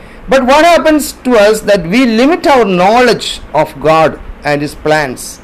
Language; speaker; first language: English; non-native, local second language; Malayalam